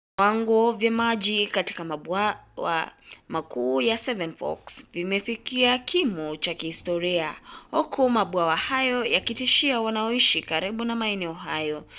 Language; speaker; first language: Swahili; non-native, local second language; Gusii